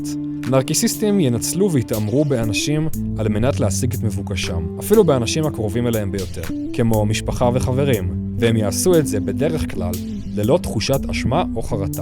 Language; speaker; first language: Hebrew; native; Hebrew